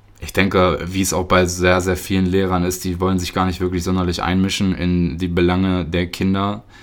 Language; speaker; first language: German; early bilingual, other home language; Russian